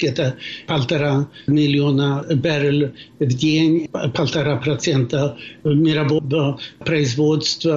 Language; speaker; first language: Russian; non-native, fluent; Swedish